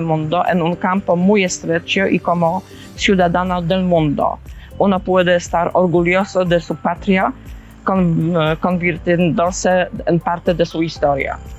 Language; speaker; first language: Spanish; non-native, fluent; Polish